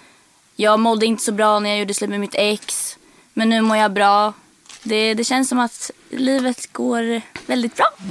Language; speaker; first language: Swedish; native; Swedish